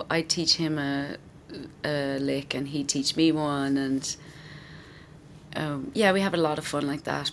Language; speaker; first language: English; native; English